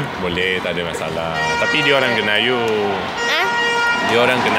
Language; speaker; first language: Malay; non-native, local second language; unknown